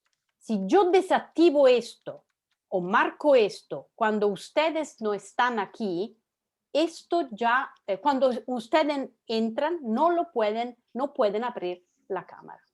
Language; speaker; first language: Spanish; non-native, fluent; Italian